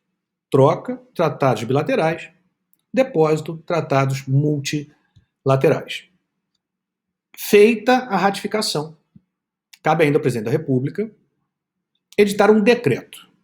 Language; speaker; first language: Portuguese; native; Portuguese